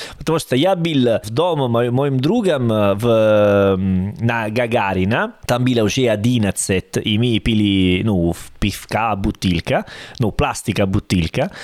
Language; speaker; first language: Russian; non-native, learner; Italian